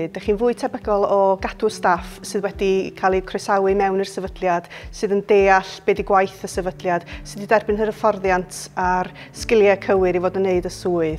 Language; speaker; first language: Welsh; native; Welsh